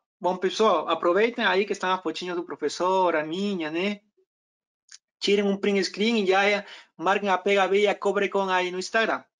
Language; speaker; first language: Portuguese; non-native, fluent; Spanish